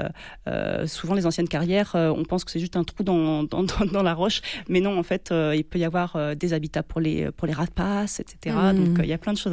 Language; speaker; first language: French; native; French